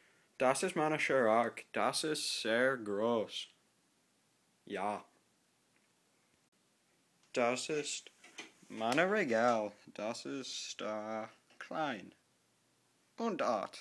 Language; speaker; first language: German; non-native, learner; English